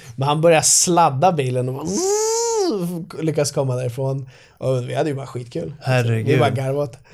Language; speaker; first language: Swedish; native; Swedish